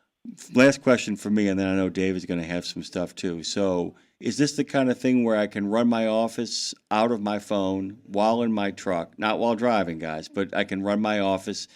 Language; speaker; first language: English; native; English